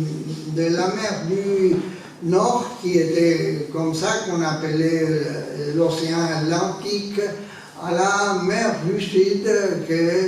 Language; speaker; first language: French; non-native, fluent; Spanish